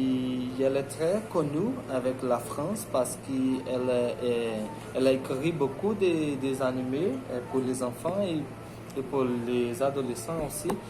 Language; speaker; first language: French; non-native, learner; Portuguese